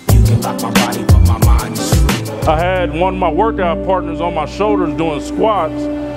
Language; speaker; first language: English; native; English